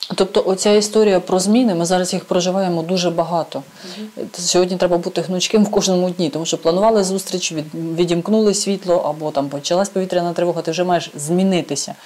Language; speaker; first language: Ukrainian; native; Ukrainian